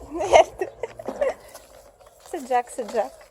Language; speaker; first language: Turkish; non-native, learner; Russian